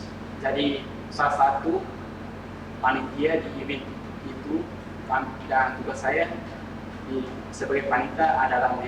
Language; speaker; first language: Indonesian; non-native, fluent; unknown